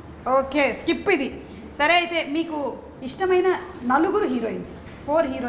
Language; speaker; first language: Telugu; native; Telugu